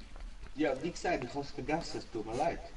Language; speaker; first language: German; non-native, learner; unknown